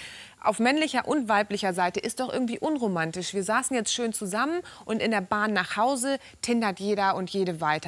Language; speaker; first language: German; native; German